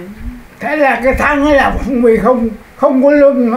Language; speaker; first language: Vietnamese; native; Vietnamese